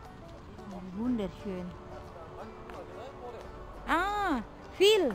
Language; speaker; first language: German; non-native, learner; Indonesian